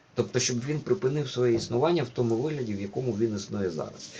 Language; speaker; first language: Ukrainian; non-native, local second language; Russian